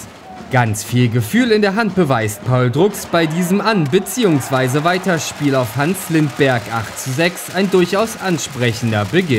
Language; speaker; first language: German; native; German